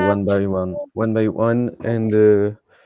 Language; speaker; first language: English; non-native, learner; French